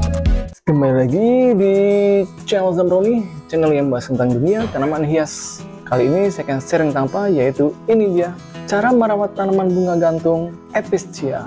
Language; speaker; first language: Indonesian; native; Indonesian